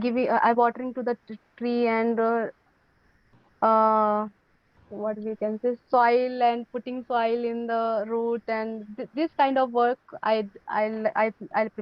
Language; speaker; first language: English; non-native, learner; Hindi